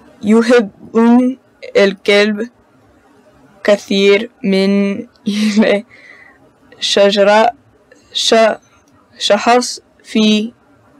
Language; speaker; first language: Arabic; non-native, learner; English